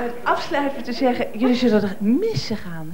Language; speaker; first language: Dutch; native; Dutch